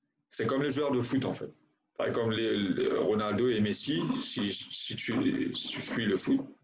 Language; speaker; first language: French; non-native, local second language; Morisyen